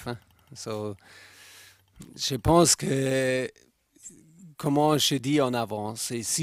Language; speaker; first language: French; non-native, fluent; German